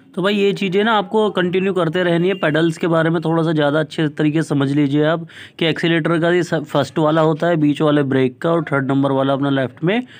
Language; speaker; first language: Hindi; native; Hindi